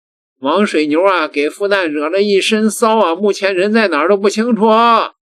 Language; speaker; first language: Chinese; native; Chinese